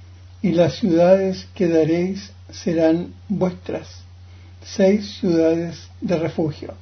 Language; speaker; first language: Spanish; native; Spanish